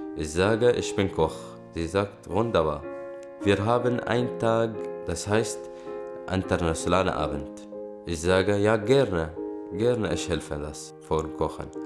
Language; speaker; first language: German; non-native, learner; Arabic